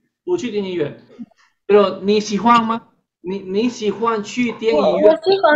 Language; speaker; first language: Chinese; non-native, fluent; Spanish